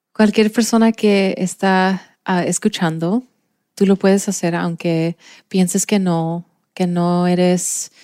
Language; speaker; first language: Spanish; early bilingual, heritage; Spanish